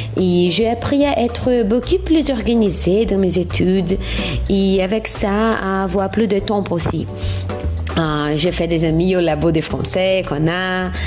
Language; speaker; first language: French; non-native, fluent; Portuguese